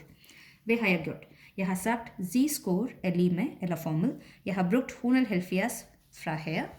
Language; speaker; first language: Danish; non-native, fluent; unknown